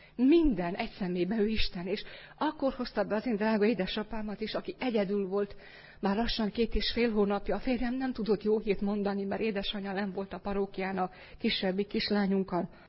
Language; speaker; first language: Hungarian; native; Hungarian